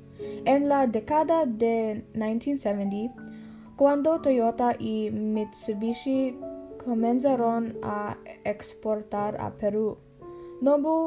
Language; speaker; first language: Spanish; non-native, learner; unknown